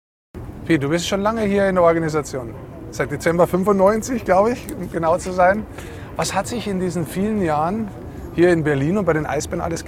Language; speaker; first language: German; native; German